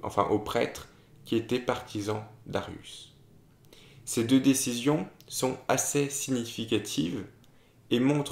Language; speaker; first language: French; native; French